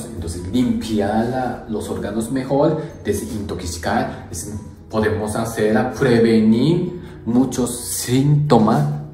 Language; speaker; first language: Spanish; non-native, learner; Japanese